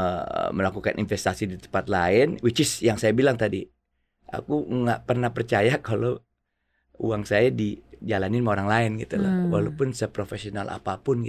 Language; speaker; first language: Indonesian; native; Indonesian